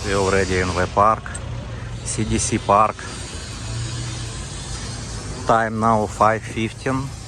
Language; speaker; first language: English; non-native, learner; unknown